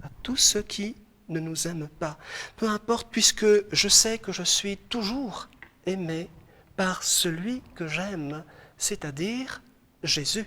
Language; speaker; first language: French; non-native, local second language; Arabic